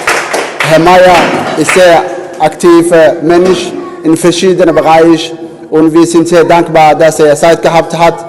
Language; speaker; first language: German; non-native, fluent; Somali